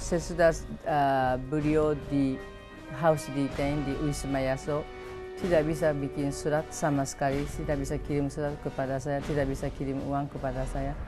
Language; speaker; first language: Indonesian; non-native, fluent; Japanese